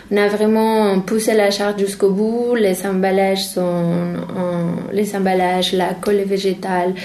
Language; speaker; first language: French; non-native, fluent; Spanish